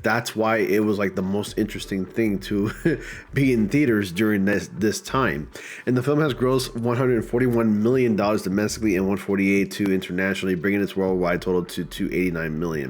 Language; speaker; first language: English; native; English